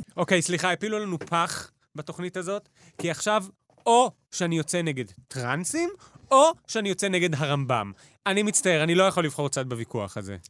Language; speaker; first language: Hebrew; native; Hebrew